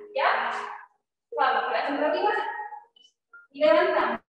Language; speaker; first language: Spanish; native; Spanish